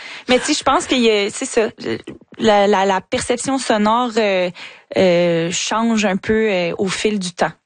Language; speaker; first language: French; native; French